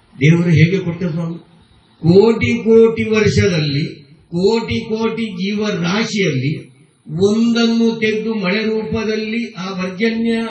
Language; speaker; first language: Kannada; non-native, local second language; Konkani